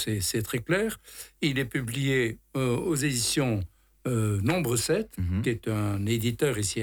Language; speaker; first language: French; native; French